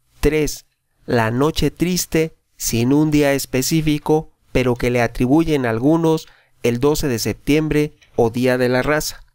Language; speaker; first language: Spanish; native; Spanish